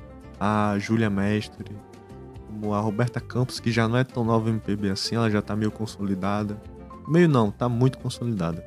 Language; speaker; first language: Portuguese; native; Portuguese